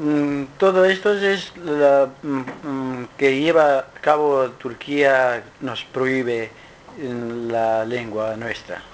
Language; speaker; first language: Spanish; non-native, learner; Kurdish